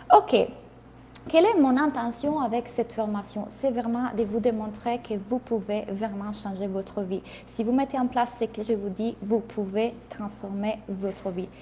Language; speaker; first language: French; non-native, fluent; Italian